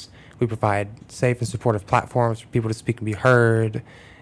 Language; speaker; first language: English; native; English